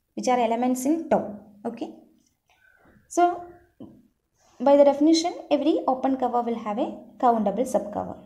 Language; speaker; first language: English; non-native, local second language; Malayalam